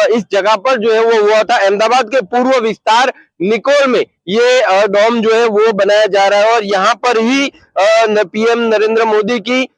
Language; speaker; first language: Hindi; non-native, local second language; Gujarati